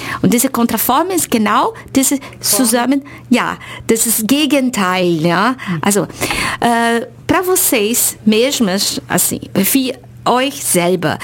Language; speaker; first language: German; non-native, fluent; Portuguese